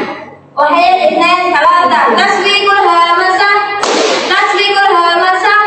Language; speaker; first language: Arabic; non-native, learner; Indonesian